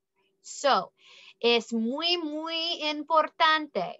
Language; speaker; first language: Spanish; non-native, learner; English